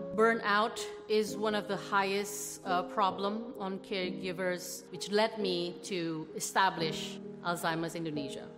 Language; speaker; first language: English; non-native, fluent; Indonesian